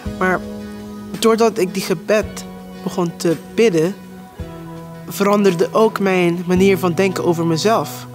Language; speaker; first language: Dutch; non-native, local second language; Papiamento